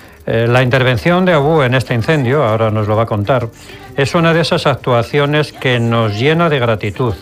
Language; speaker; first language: Spanish; native; Spanish